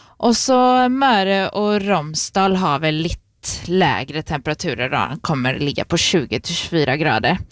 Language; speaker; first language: Swedish; native; Swedish